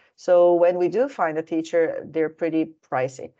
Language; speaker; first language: English; non-native, fluent; Portuguese